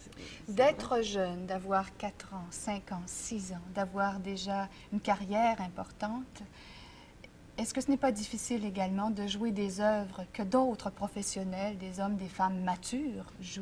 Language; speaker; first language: French; native; French